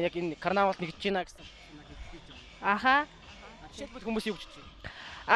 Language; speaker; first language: Mongolian; native; Mongolian